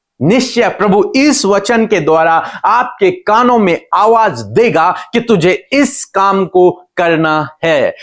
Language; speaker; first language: Hindi; native; Hindi